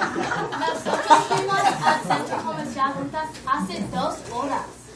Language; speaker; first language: Spanish; non-native, learner; English